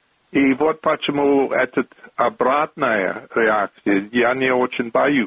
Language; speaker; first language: Russian; non-native, fluent; English